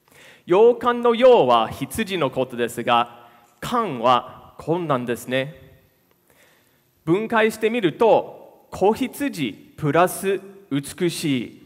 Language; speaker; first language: Japanese; non-native, fluent; English